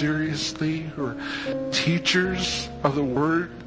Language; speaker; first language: English; native; English